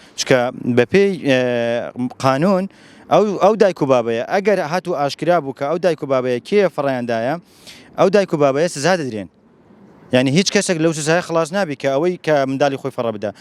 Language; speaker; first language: Central Kurdish; non-native, local second language; Kurdish